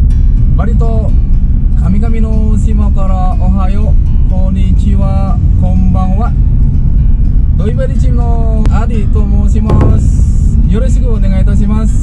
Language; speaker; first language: Japanese; non-native, fluent; Indonesian